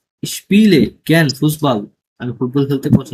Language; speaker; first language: German; non-native, learner; Bangla